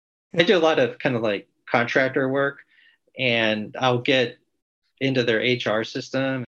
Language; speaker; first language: English; native; English